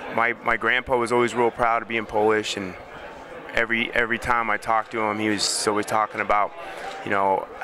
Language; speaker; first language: English; native; English